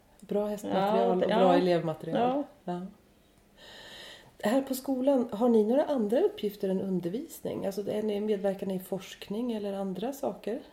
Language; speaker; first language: Swedish; native; Swedish